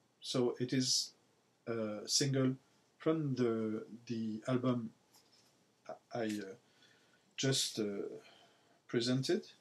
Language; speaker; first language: English; non-native, learner; French